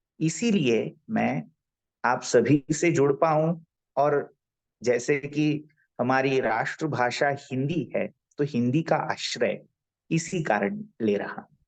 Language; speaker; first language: Hindi; non-native, local second language; Marathi